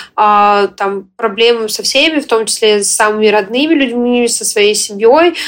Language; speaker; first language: Russian; non-native, fluent; Ukrainian